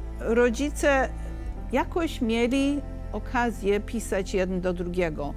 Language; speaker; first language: Polish; early bilingual, heritage; English